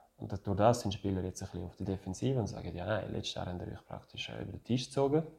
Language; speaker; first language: German; non-native, fluent; French